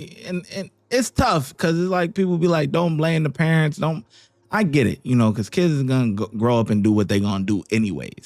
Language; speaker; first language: English; native; English